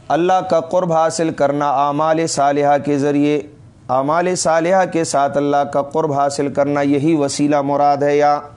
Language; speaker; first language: Urdu; non-native, local second language; Pashto